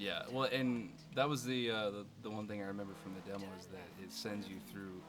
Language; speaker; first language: English; native; English